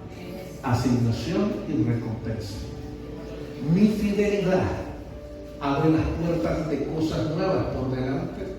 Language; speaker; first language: Spanish; native; Spanish